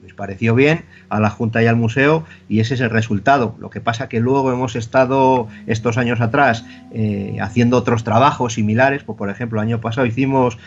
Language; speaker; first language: Spanish; native; Spanish